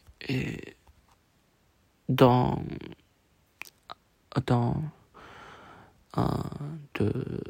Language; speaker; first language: French; non-native, learner; Chinese